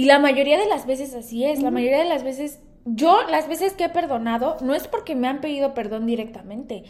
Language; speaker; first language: Spanish; native; Spanish